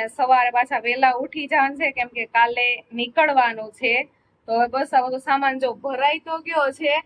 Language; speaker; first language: Gujarati; native; Gujarati